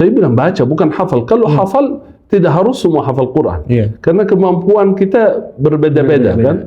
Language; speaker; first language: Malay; non-native, fluent; Arabic